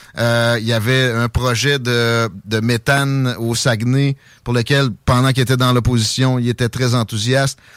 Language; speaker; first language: French; native; French